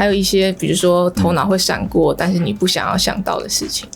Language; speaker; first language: Chinese; native; Chinese